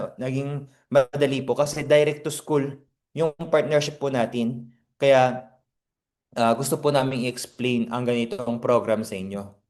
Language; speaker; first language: Filipino; non-native, fluent; Korean